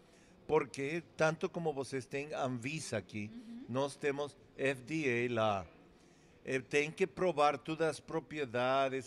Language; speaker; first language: Portuguese; non-native, fluent; English